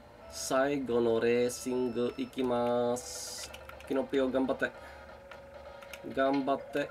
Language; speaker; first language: Japanese; non-native, learner; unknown